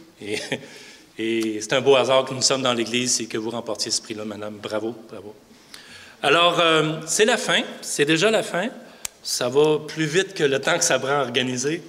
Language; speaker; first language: French; native; French